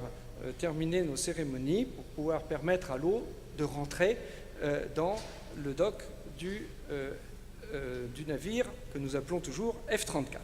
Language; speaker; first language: French; native; French